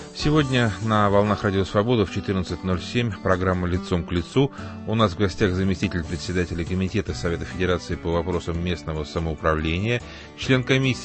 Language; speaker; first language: Russian; native; Russian